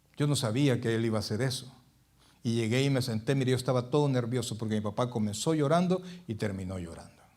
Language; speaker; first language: Spanish; native; Spanish